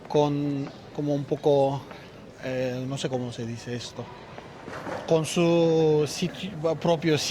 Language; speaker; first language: Spanish; non-native, learner; Turkish